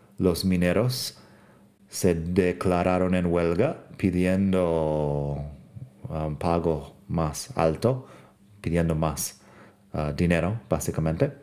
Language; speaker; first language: Spanish; non-native, fluent; English